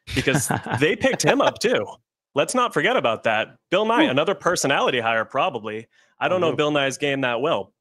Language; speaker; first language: English; native; English